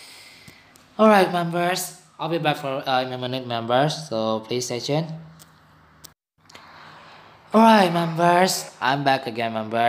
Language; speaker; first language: English; non-native, learner; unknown